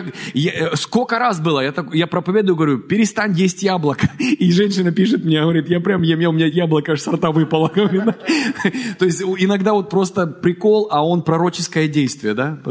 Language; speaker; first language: Russian; native; Russian